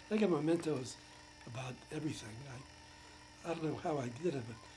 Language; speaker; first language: English; native; English